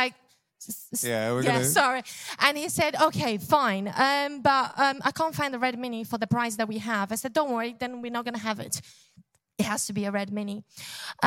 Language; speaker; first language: English; non-native, learner; Portuguese